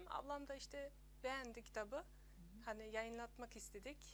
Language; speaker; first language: Turkish; early bilingual, heritage; Turkish